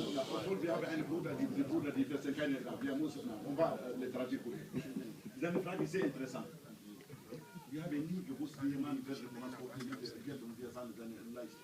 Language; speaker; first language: German; non-native, learner; Hausa